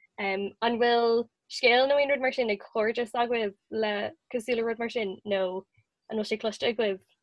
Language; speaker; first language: Irish; non-native, local second language; English